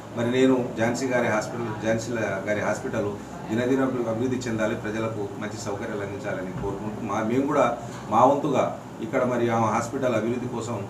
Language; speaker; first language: Telugu; native; Telugu